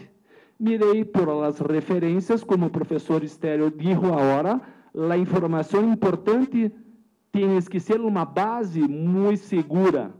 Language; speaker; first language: Spanish; non-native, learner; Portuguese